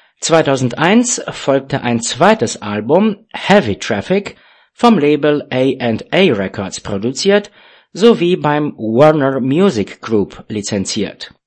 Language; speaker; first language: German; non-native, fluent; Romanian